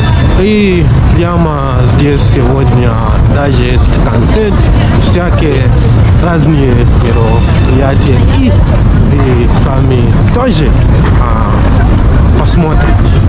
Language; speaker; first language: Russian; non-native, fluent; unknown